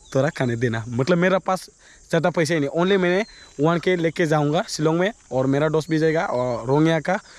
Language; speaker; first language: Hindi; non-native, local second language; Bodo